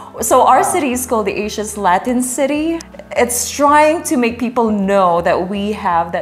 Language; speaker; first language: English; non-native, local second language; Chavacano